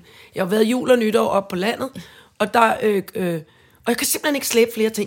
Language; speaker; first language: Danish; native; Danish